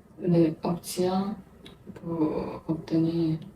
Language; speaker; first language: French; non-native, learner; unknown